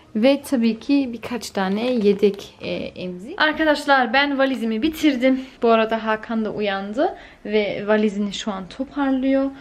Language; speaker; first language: Turkish; early bilingual, heritage; Turkish